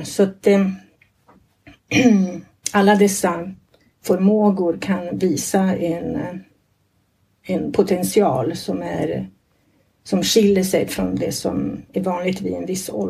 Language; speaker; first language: Swedish; non-native, fluent; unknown